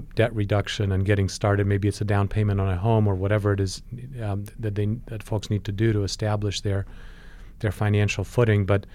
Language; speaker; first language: English; non-native, fluent; Polish